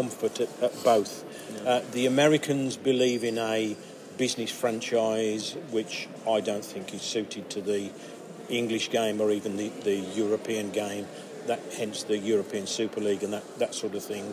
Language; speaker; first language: English; native; English